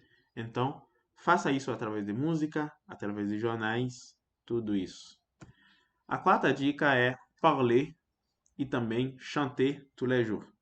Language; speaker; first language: Portuguese; non-native, fluent; French